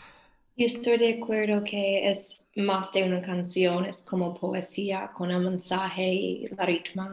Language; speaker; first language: Spanish; non-native, learner; English